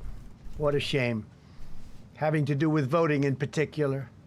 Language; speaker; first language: English; native; English